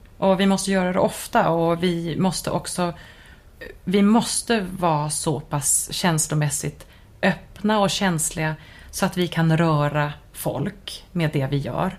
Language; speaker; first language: Swedish; native; Swedish